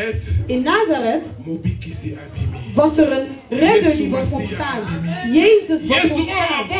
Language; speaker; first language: Dutch; non-native, learner; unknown